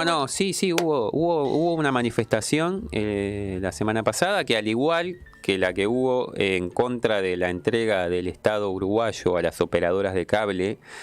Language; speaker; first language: Spanish; native; Spanish